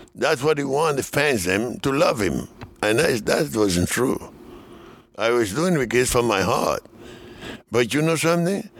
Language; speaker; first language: English; non-native, fluent; Spanish